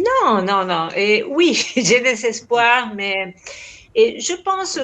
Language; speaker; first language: French; non-native, fluent; Spanish